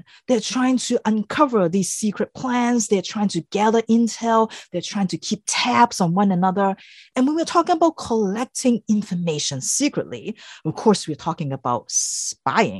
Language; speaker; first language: English; non-native, local second language; Cantonese